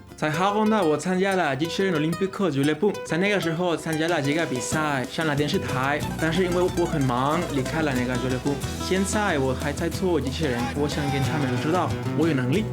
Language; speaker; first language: Chinese; non-native, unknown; Spanish